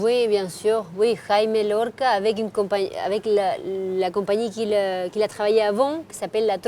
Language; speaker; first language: French; non-native, fluent; Spanish